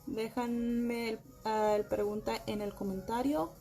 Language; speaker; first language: Spanish; early bilingual, heritage; Spanish